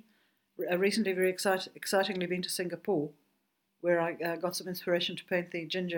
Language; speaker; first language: English; native; English